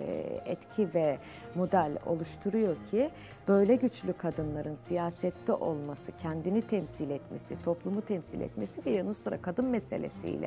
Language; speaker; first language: Turkish; native; Turkish